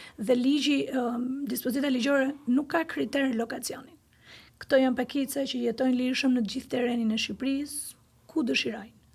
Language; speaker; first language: Albanian; non-native, local second language; Greek